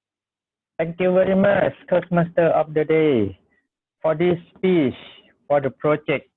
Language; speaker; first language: English; non-native, learner; Thai